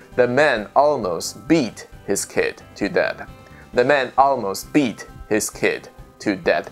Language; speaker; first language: English; non-native, fluent; Chinese